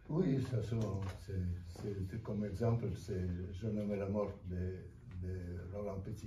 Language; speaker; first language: French; non-native, fluent; Russian